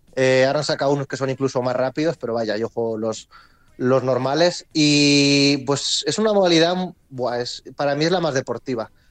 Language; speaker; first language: Spanish; native; Spanish